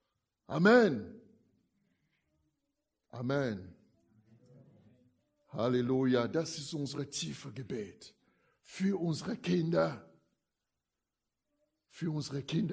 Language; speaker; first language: German; non-native, fluent; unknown